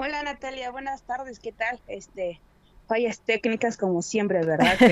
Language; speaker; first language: Spanish; non-native, local second language; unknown